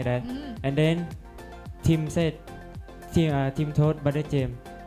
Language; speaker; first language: English; non-native, learner; Thai